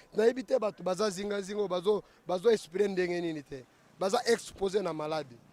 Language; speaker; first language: Lingala; native; Lingala